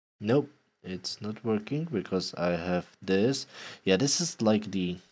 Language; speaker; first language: English; non-native, fluent; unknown